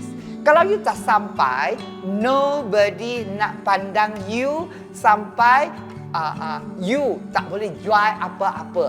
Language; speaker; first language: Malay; non-native, local second language; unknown